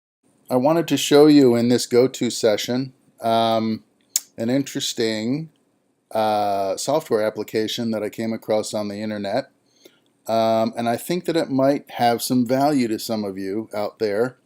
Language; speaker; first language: English; native; English